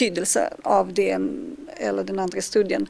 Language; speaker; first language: Swedish; non-native, fluent; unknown